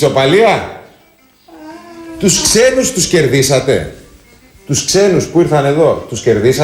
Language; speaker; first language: Greek; native; Greek